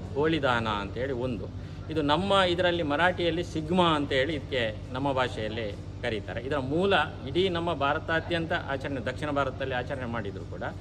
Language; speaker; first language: Kannada; non-native, local second language; Marathi